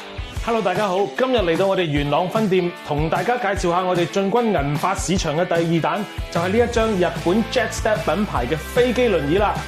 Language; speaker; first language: Cantonese; native; Cantonese